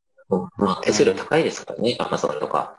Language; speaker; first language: Japanese; native; Japanese